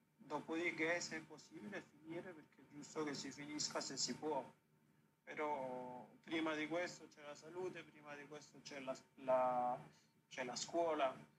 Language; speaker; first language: Italian; non-native, fluent; Spanish